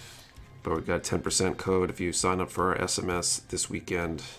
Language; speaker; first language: English; native; English